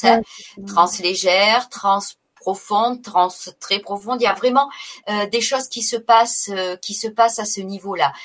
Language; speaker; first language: French; native; French